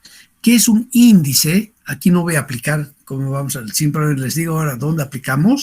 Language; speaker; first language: Spanish; native; Spanish